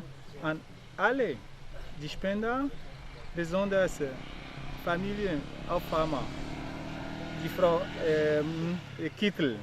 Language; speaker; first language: German; non-native, fluent; Ewe